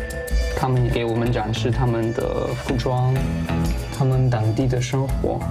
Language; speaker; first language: Chinese; non-native, fluent; Tajik